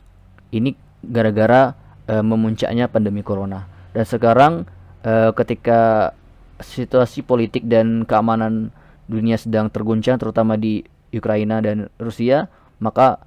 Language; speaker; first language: Indonesian; native; Indonesian